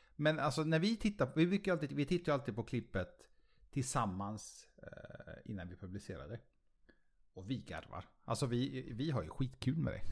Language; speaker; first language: Swedish; native; Swedish